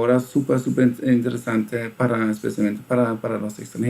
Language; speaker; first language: Spanish; non-native, fluent; German